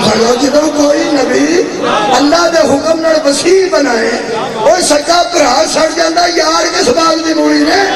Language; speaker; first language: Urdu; non-native, local second language; Punjabi